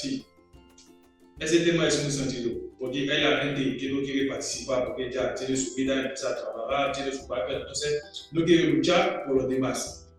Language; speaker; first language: Spanish; non-native, learner; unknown